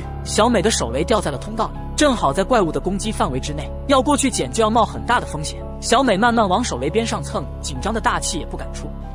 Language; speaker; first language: Chinese; native; Chinese